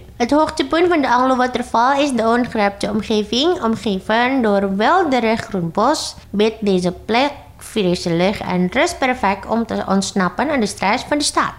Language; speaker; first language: Dutch; non-native, fluent; Indonesian